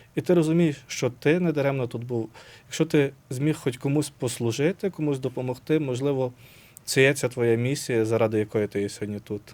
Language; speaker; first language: Ukrainian; native; Ukrainian